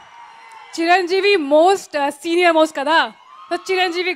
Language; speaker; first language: Telugu; non-native, learner; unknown